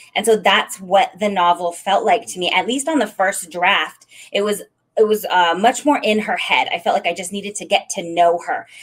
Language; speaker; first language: English; native; English